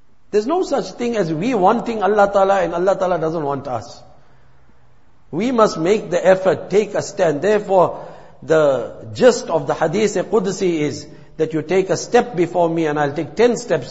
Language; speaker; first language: English; native; English